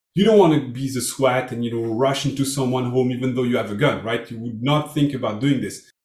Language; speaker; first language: English; non-native, fluent; French